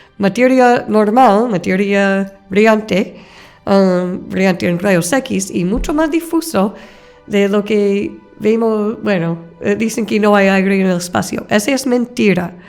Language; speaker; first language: Spanish; non-native, fluent; English